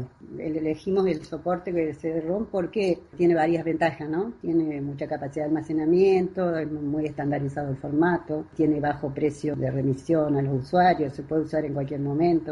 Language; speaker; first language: Spanish; native; Spanish